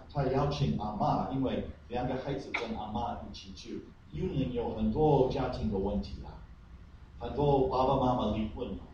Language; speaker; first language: Chinese; non-native, fluent; English